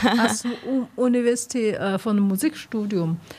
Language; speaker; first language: German; non-native, learner; Chinese